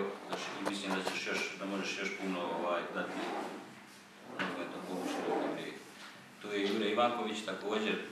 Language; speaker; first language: Croatian; native; Croatian